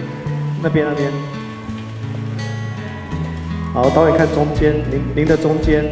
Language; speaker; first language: Chinese; native; Chinese